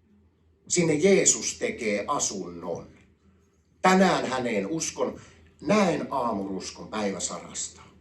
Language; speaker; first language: Finnish; native; Finnish